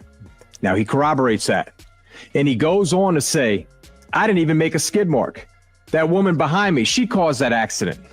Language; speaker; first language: English; native; English